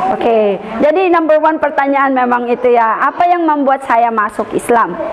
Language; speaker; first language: Indonesian; non-native, learner; Filipino